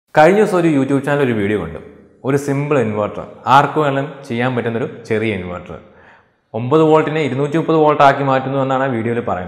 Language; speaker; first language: Malayalam; native; Malayalam